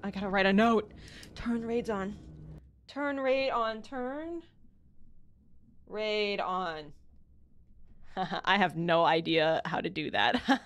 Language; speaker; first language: English; native; English